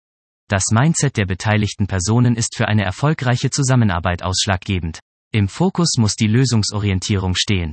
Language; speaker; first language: German; native; German